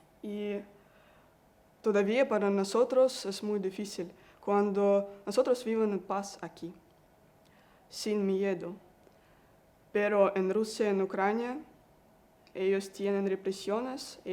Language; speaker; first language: Spanish; non-native, learner; Russian